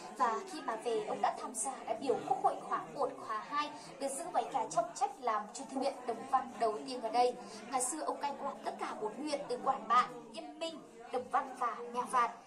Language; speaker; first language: Vietnamese; non-native, local second language; Hmong